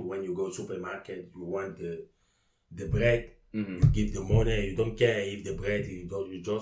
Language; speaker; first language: English; non-native, learner; French